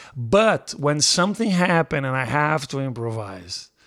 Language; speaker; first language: English; non-native, fluent; Portuguese